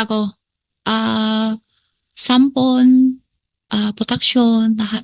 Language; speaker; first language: Filipino; non-native, learner; Chinese